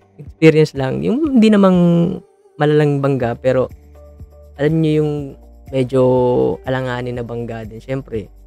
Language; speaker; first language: Filipino; native; Filipino